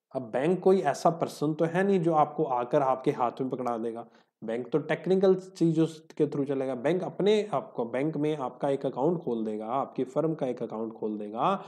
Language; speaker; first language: Hindi; native; Hindi